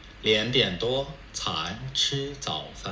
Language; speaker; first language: Chinese; non-native, fluent; Burmese